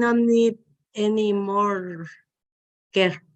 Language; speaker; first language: English; non-native, learner; Spanish